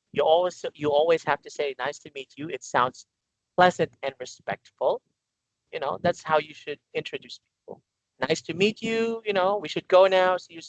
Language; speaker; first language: English; non-native, local second language; Filipino